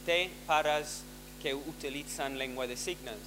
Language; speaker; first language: Catalan; non-native, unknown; English